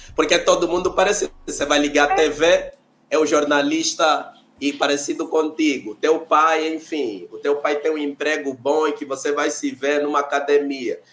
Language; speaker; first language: Portuguese; early bilingual, other home language; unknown